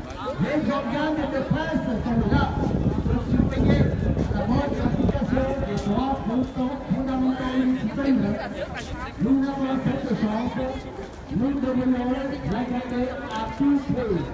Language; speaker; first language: French; non-native, fluent; Vietnamese